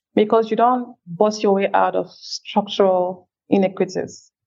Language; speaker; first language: English; non-native, local second language; French